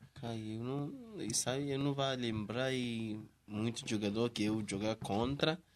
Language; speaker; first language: Portuguese; non-native, learner; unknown